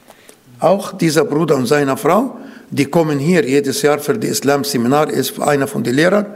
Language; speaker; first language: German; non-native, fluent; Arabic